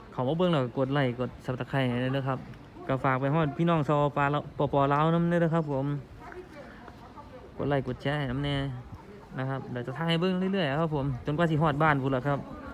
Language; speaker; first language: Thai; native; Thai